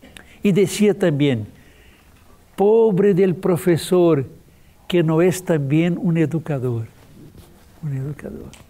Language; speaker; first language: Spanish; non-native, fluent; Portuguese